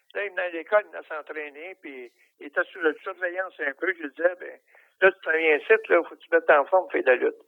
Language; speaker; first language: French; native; French